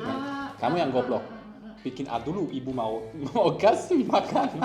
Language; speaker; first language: Indonesian; non-native, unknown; German